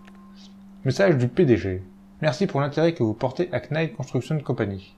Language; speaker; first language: French; native; French